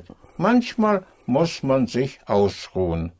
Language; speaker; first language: German; non-native, fluent; English